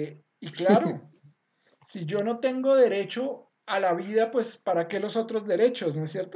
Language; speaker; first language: Spanish; native; Spanish